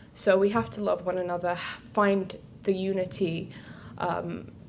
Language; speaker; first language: English; native; English